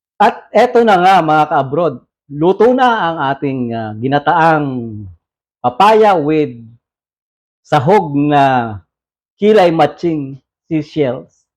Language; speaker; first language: Filipino; native; Filipino